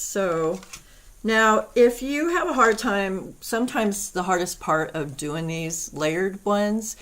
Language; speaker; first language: English; native; English